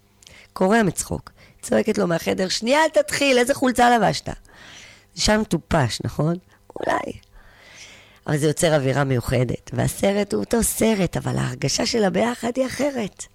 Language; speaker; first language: Hebrew; native; Hebrew